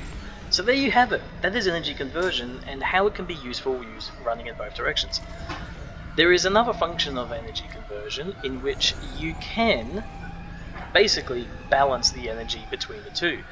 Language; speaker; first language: English; native; English